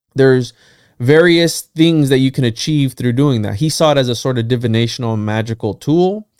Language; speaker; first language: English; non-native, fluent; Spanish